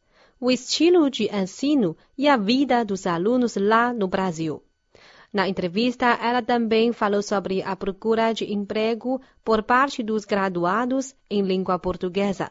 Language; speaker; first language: Portuguese; non-native, fluent; Chinese